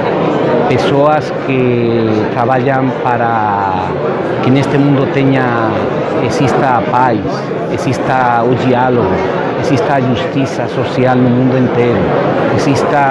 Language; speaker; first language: Spanish; non-native, fluent; Portuguese